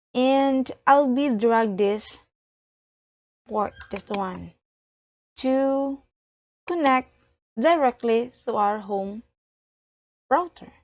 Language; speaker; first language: English; non-native, learner; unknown